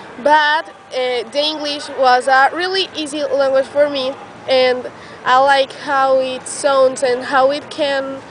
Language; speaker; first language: English; non-native, learner; Spanish